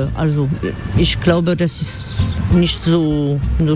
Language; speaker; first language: German; non-native, fluent; French